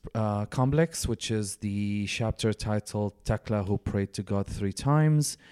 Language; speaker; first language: English; non-native, fluent; Arabic